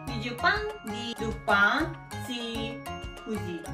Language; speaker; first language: Indonesian; non-native, fluent; Japanese